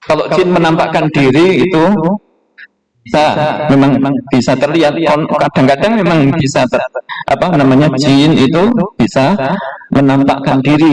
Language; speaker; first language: Indonesian; non-native, local second language; Javanese